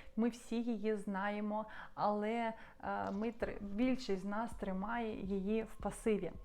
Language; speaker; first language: Ukrainian; non-native, local second language; Russian